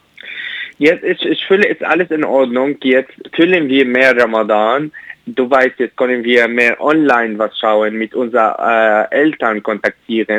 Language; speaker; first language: German; non-native, learner; Arabic